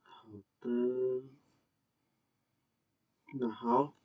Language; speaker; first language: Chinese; non-native, fluent; Indonesian